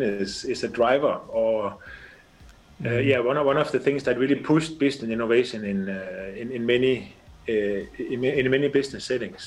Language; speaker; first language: English; non-native, fluent; Danish